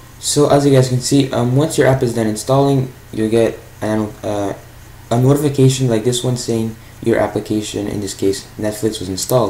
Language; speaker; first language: English; native; English